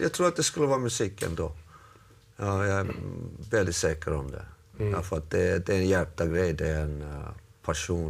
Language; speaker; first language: Swedish; non-native, local second language; Finnish